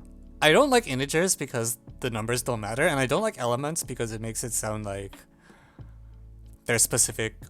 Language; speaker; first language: English; native; English